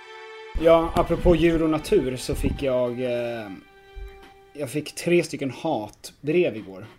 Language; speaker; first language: Swedish; native; Swedish